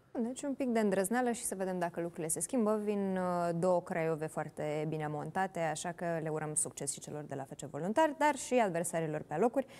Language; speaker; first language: Romanian; native; Romanian